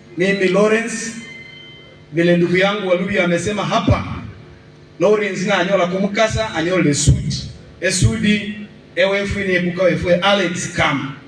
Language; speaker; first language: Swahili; non-native, local second language; Luyia